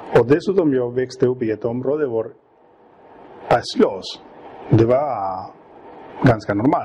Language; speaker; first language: Swedish; non-native, fluent; Spanish